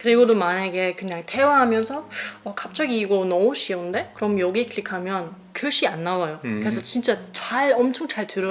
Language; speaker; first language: Korean; non-native, fluent; German